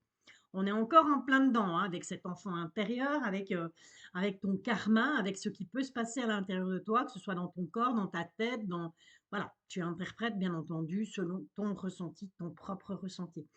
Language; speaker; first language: French; native; French